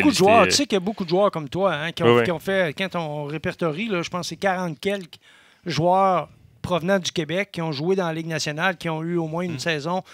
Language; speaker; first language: French; native; French